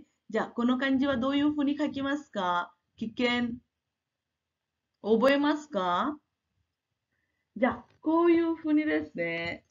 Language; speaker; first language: Japanese; non-native, fluent; Marathi